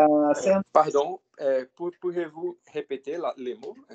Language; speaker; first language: French; non-native, fluent; Portuguese